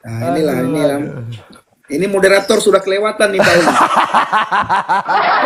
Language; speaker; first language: Indonesian; native; Indonesian